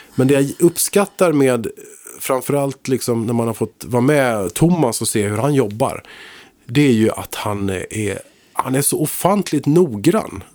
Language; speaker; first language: Swedish; native; Swedish